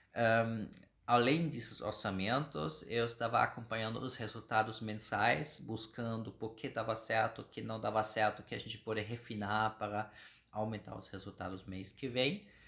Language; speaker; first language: Portuguese; non-native, fluent; German